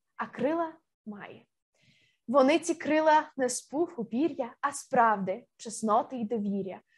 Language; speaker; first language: Ukrainian; native; Ukrainian